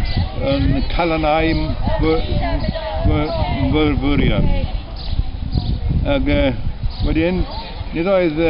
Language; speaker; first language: Welsh; non-native, learner; Irish